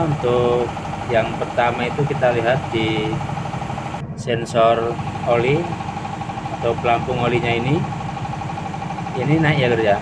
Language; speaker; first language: Indonesian; non-native, local second language; Javanese